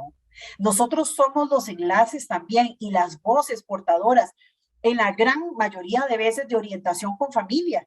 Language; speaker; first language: Spanish; native; Spanish